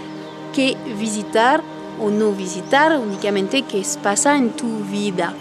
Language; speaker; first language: Spanish; non-native, learner; French